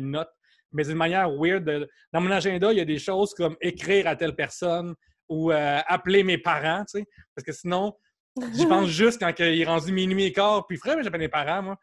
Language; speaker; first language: French; native; French